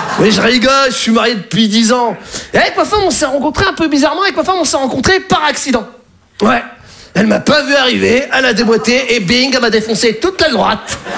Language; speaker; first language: French; early bilingual, other home language; Arabic